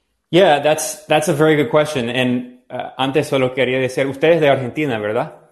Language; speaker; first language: Spanish; non-native, fluent; English